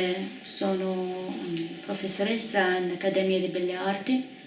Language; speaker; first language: Italian; non-native, fluent; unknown